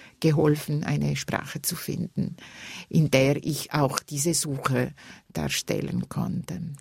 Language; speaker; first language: German; non-native, local second language; Italian